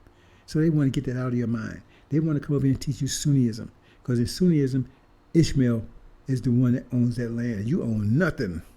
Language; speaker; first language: English; native; English